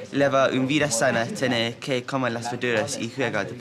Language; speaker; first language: Spanish; non-native, learner; English